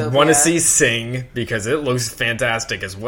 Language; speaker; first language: English; native; English